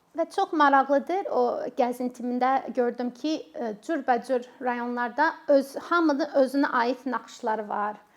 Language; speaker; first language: Azerbaijani; non-native, fluent; English